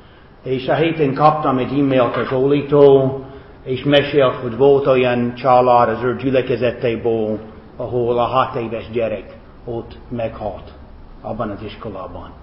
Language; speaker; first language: Hungarian; non-native, fluent; English